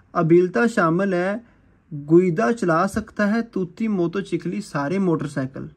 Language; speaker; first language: Urdu; non-native, local second language; Punjabi